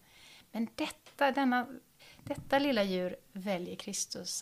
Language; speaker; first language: Swedish; native; Swedish